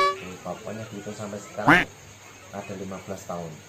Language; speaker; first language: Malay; non-native, local second language; Javanese